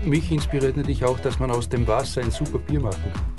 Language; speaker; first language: German; native; German